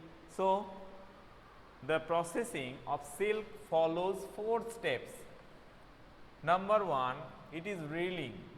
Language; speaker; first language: English; non-native, local second language; Bangla